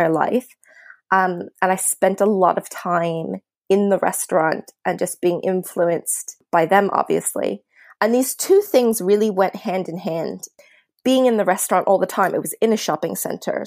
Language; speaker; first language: English; native; English